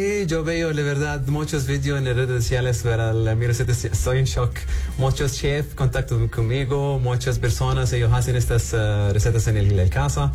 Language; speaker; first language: Spanish; non-native, learner; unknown